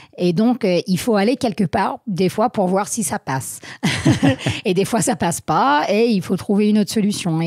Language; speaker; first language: French; non-native, fluent; English